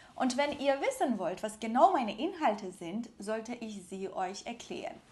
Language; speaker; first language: German; non-native, fluent; Persian